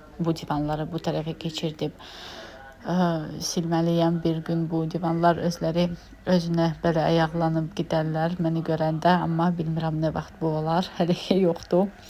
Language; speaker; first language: Azerbaijani; non-native, fluent; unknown